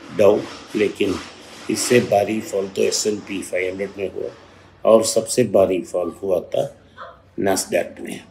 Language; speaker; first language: Hindi; non-native, local second language; Tamil